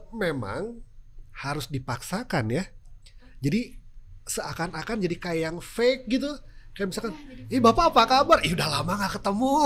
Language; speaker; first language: Indonesian; non-native, local second language; Sundanese